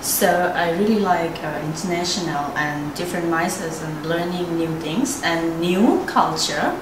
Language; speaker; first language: English; non-native, fluent; Thai